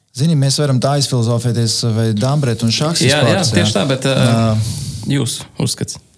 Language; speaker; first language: Latvian; non-native, local second language; Russian